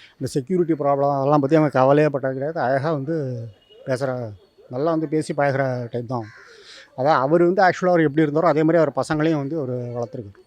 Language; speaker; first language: Tamil; native; Tamil